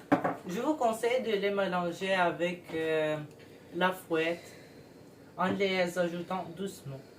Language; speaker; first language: French; non-native, learner; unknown